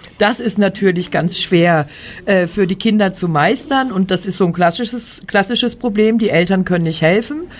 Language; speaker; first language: German; native; German